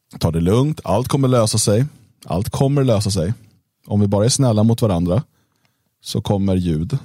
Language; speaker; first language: Swedish; native; Swedish